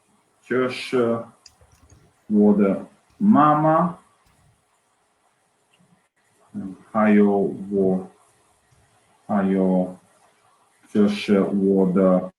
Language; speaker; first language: Chinese; non-native, learner; Swedish